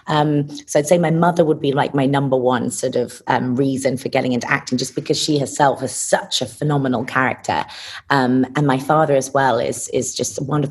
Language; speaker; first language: English; native; English